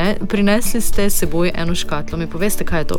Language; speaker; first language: Slovenian; native; Slovenian